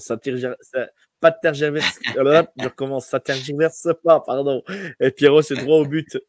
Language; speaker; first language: French; native; French